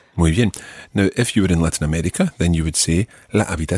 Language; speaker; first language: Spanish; non-native, fluent; English